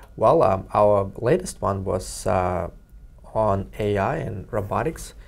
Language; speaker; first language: English; non-native, fluent; Russian